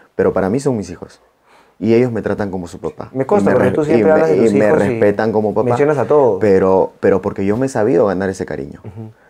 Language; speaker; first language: Spanish; native; Spanish